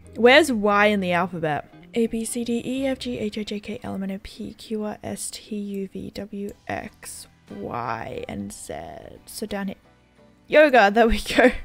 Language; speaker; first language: English; native; English